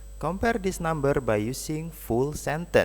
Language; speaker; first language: English; non-native, learner; Indonesian